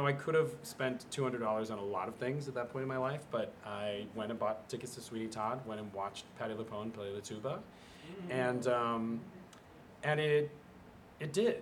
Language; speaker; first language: English; native; English